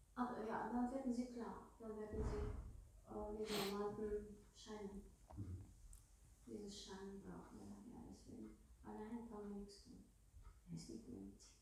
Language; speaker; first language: German; non-native, learner; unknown